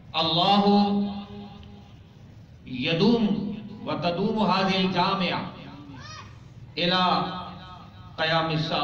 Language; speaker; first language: Arabic; non-native, learner; Urdu